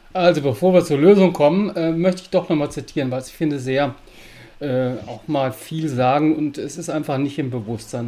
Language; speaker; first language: German; native; German